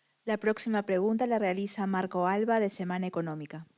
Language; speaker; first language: Spanish; native; Spanish